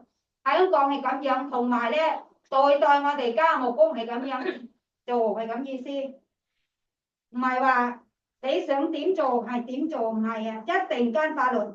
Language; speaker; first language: Cantonese; non-native, fluent; Thai